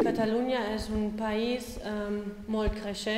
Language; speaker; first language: Catalan; non-native, learner; German